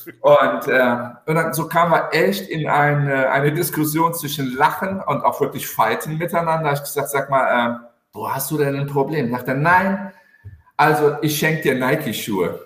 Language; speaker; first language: German; early bilingual, other home language; Turkish